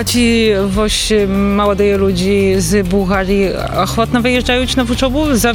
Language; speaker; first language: Polish; non-native, learner; Belarusian